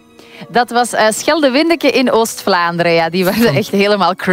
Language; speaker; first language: Dutch; native; Dutch